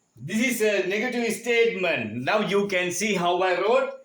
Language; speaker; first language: English; non-native, local second language; Sinhala